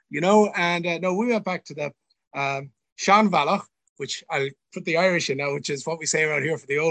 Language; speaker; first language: English; native; English